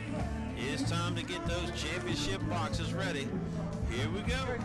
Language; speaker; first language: English; native; English